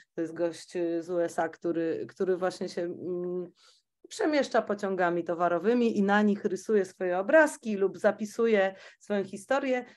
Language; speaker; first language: Polish; native; Polish